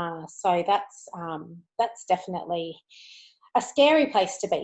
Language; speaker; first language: English; native; English